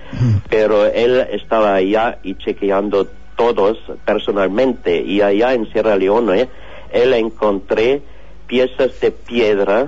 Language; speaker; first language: Spanish; non-native, learner; German